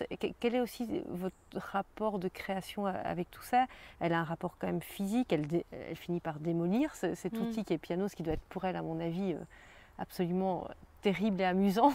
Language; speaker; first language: French; native; French